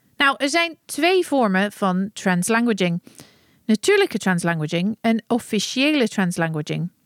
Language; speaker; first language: Dutch; non-native, fluent; English